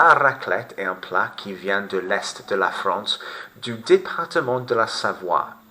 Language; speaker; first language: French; non-native, fluent; English